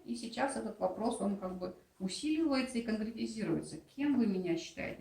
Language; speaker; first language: Russian; native; Russian